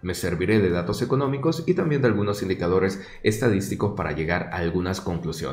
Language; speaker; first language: Spanish; native; Spanish